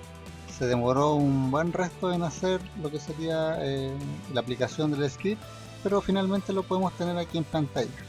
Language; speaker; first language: Spanish; native; Spanish